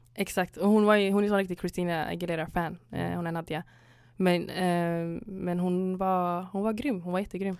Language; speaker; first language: Swedish; early bilingual, other home language; Somali